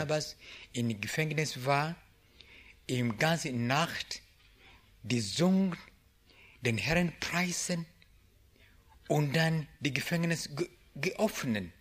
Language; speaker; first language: German; non-native, learner; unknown